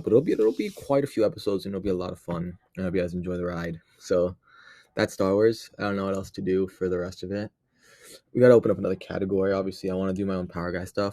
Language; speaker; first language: English; native; English